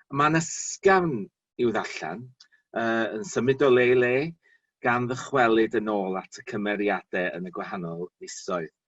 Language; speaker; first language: Welsh; native; Welsh